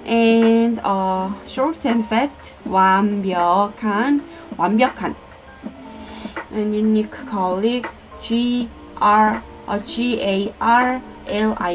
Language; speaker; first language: English; non-native, learner; Korean